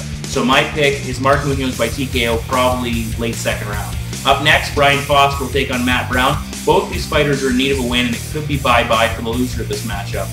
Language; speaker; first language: English; native; English